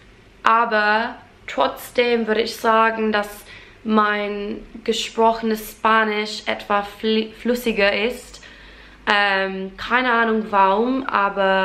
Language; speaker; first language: German; non-native, fluent; English